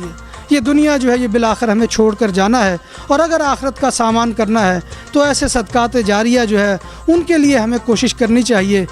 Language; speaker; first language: Urdu; native; Urdu